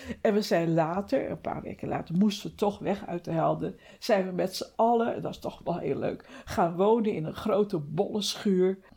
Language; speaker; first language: Dutch; native; Dutch